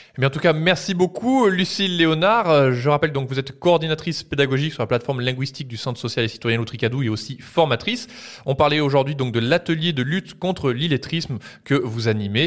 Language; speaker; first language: French; native; French